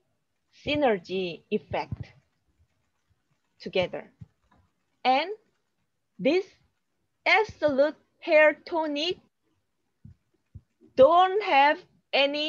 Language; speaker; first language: English; non-native, learner; Korean